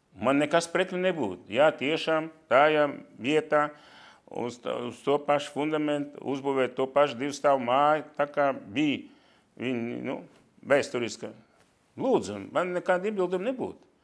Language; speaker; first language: Latvian; non-native, local second language; Russian